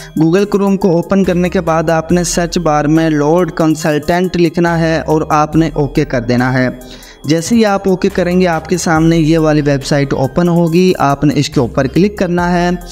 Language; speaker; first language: Urdu; non-native, local second language; Punjabi